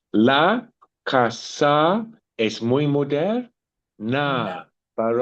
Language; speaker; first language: Spanish; non-native, learner; English